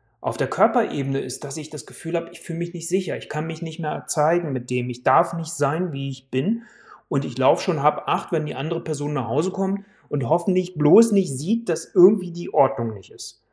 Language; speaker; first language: German; native; German